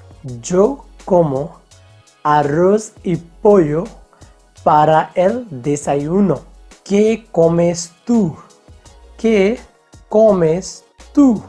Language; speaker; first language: Spanish; non-native, fluent; Hindi